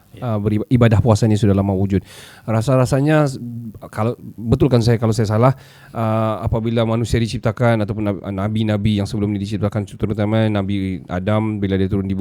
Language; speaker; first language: Malay; native; Malay